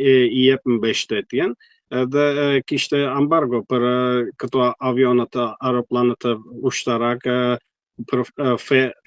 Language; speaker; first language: Albanian; non-native, fluent; Turkish